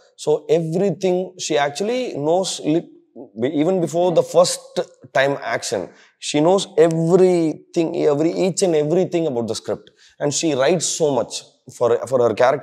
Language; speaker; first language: English; non-native, local second language; Tamil